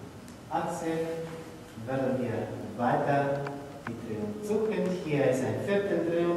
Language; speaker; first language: German; non-native, fluent; Spanish